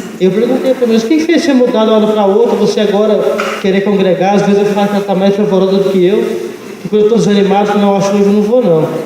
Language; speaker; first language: Portuguese; native; Portuguese